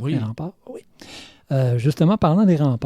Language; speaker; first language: French; native; French